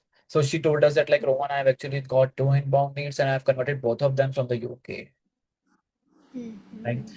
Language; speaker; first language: English; non-native, local second language; Hindi